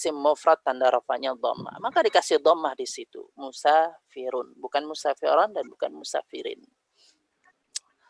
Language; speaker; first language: Indonesian; native; Indonesian